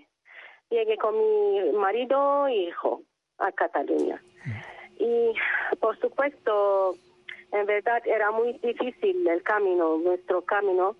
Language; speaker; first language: Spanish; non-native, learner; Arabic